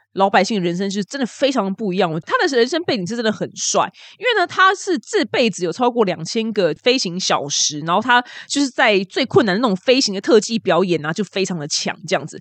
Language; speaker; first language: Chinese; native; Chinese